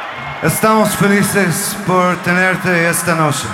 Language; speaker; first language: Spanish; non-native, learner; English